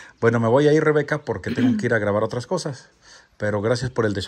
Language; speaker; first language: Spanish; native; Spanish